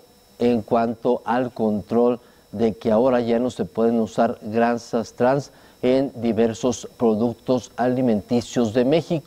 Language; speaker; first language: Spanish; native; Spanish